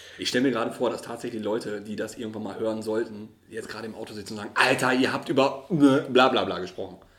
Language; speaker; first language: German; early bilingual, other home language; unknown